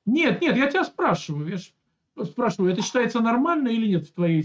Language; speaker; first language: Russian; native; Russian